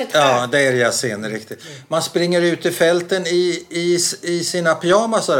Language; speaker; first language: Swedish; early bilingual, other home language; Arabic